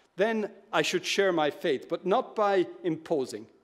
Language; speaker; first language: English; native; English